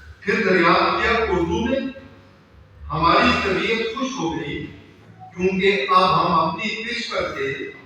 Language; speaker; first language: Urdu; non-native, local second language; Punjabi